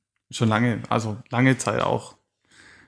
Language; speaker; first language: German; native; German